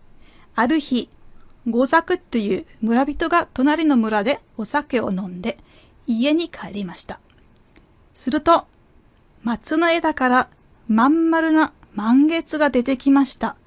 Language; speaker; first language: Japanese; non-native, fluent; German